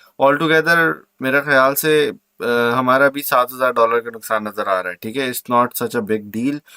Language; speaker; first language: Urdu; native; Urdu